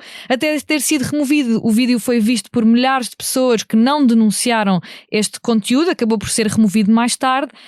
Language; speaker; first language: Portuguese; native; Portuguese